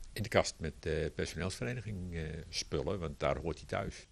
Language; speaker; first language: Dutch; native; Dutch